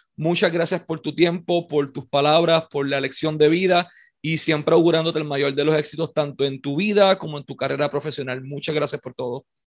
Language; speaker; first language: Spanish; native; Spanish